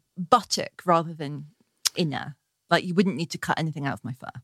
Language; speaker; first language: English; native; English